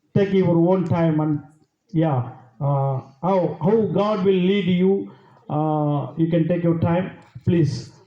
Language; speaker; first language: English; non-native, local second language; Telugu